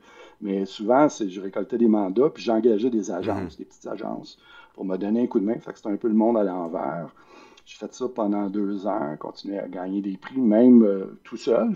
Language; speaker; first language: French; native; French